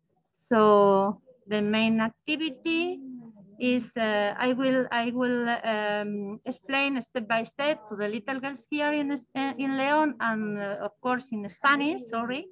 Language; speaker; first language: English; non-native, learner; Spanish